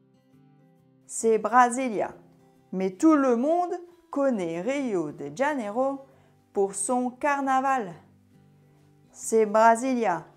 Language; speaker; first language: French; native; French